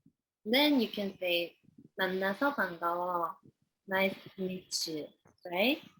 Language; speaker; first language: English; non-native, fluent; Korean